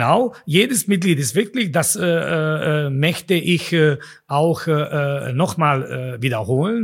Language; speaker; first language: German; non-native, fluent; Bosnian